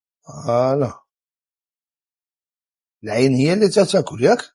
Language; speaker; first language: Arabic; native; Arabic